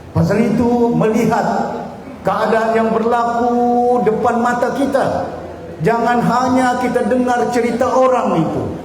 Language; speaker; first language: Malay; native; Malay